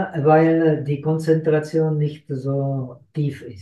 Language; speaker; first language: German; non-native, fluent; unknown